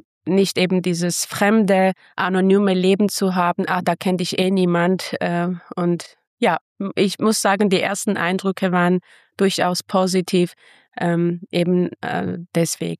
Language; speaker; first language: German; non-native, fluent; Armenian